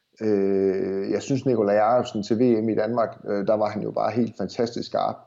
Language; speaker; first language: Danish; native; Danish